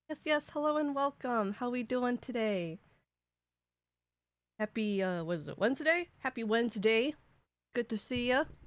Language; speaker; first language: English; native; English